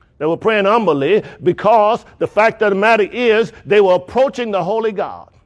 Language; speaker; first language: English; native; English